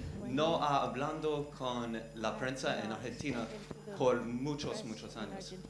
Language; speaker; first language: Spanish; non-native, learner; English